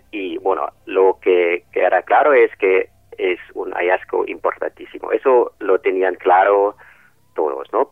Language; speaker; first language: Spanish; non-native, fluent; German